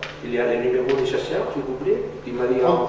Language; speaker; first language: French; non-native, learner; Catalan